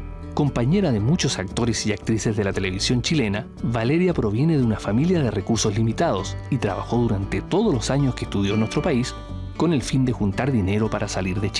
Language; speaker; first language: Spanish; native; Spanish